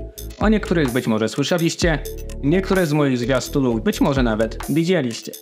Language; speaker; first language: Polish; native; Polish